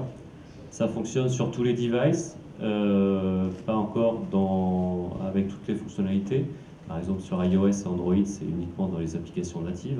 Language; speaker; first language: French; native; French